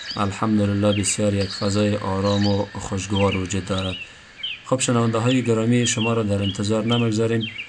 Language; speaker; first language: Persian; native; Persian